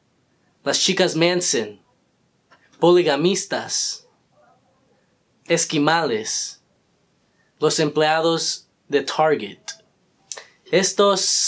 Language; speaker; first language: Spanish; non-native, learner; English